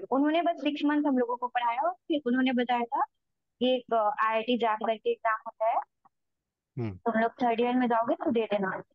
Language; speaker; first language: Hindi; native; Hindi